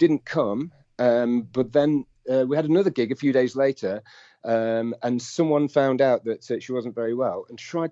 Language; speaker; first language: English; native; English